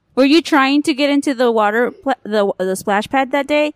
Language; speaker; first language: English; native; English